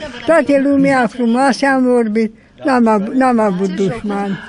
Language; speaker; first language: Romanian; non-native, local second language; Hungarian